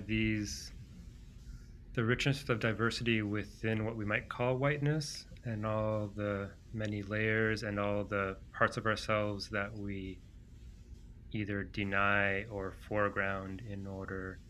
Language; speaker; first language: English; non-native, fluent; Greek